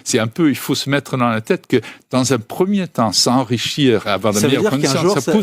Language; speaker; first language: French; native; French